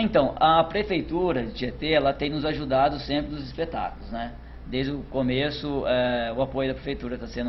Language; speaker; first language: Portuguese; native; Portuguese